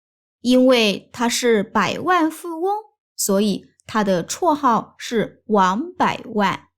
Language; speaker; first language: Chinese; native; Chinese